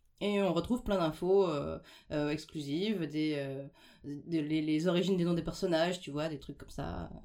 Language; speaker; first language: French; native; French